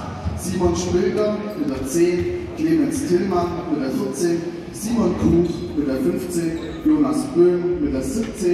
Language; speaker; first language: German; native; German